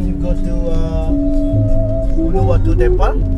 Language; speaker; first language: English; non-native, learner; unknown